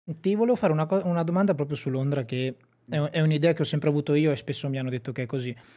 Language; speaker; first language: Italian; native; Italian